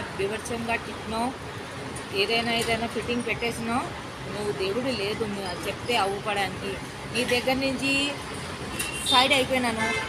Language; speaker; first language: Telugu; non-native, local second language; Urdu